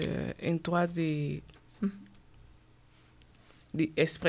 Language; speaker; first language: French; non-native, learner; Portuguese